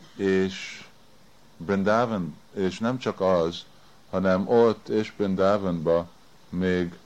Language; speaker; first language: Hungarian; early bilingual, heritage; Hungarian